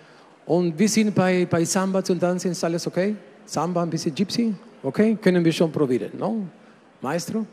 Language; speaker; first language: German; non-native, fluent; Spanish